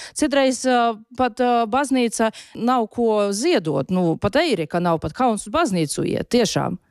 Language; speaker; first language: Latvian; non-native, local second language; Russian